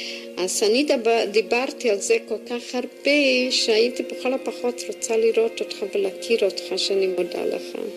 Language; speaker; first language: Hebrew; non-native, fluent; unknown